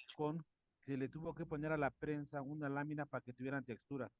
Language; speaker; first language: Spanish; native; Spanish